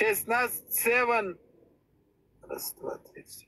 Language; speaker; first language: Russian; non-native, learner; Turkmen